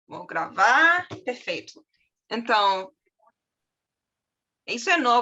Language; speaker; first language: Portuguese; non-native, fluent; German